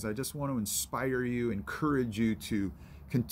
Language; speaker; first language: English; native; English